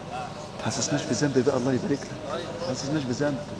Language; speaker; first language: Arabic; native; Arabic